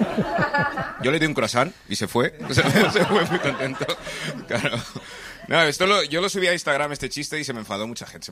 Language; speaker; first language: Spanish; early bilingual, other home language; English